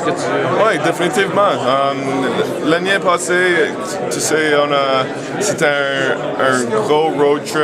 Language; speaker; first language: French; non-native, local second language; English